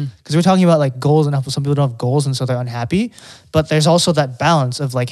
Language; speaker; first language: English; non-native, local second language; Filipino